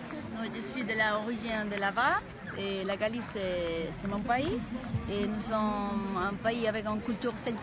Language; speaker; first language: French; non-native, learner; Galician